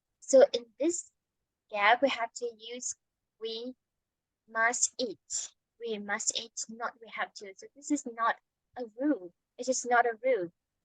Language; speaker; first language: English; non-native, fluent; Vietnamese